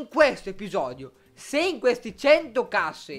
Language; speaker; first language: Italian; native; Italian